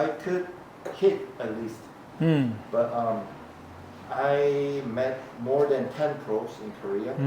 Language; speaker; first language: English; non-native, fluent; Korean